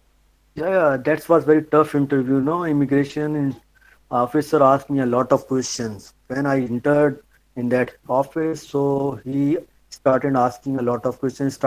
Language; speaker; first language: English; non-native, fluent; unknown